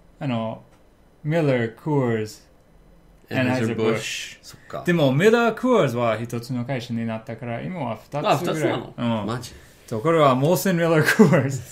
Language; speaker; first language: Japanese; non-native, learner; English